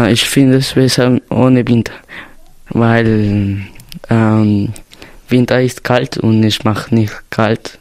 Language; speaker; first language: German; non-native, learner; Spanish